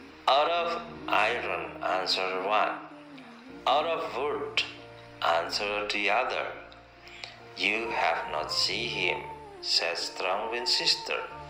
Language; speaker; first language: English; non-native, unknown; Indonesian